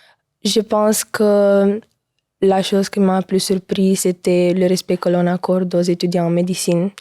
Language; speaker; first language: French; non-native, learner; Romanian